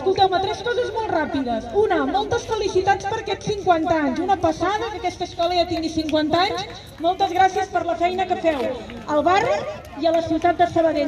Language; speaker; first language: Catalan; native; Catalan